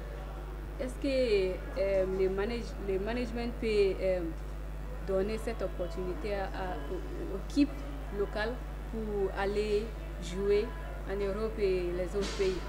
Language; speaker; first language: French; non-native, learner; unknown